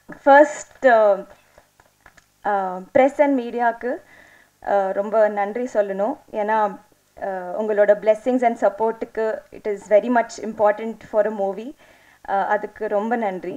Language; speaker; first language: Tamil; non-native, local second language; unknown